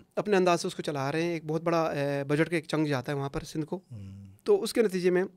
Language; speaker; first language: Urdu; non-native, local second language; Punjabi